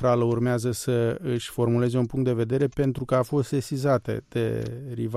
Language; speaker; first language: Romanian; native; Romanian